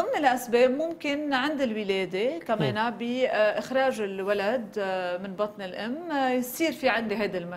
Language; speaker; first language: Arabic; native; Arabic